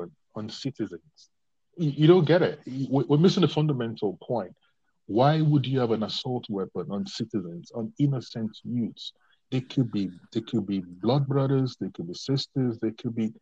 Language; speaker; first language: English; non-native, local second language; Yoruba